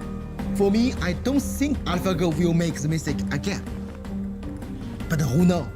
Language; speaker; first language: English; non-native, learner; Chinese